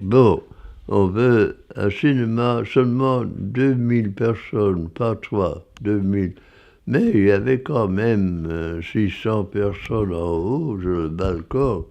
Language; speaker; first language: French; non-native, fluent; English